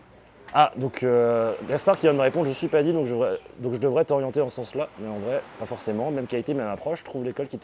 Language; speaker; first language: French; native; French